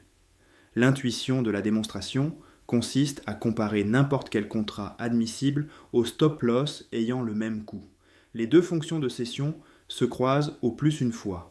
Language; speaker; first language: French; native; French